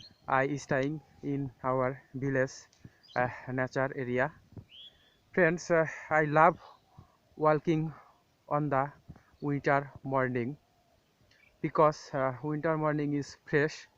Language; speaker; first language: English; non-native, learner; Bangla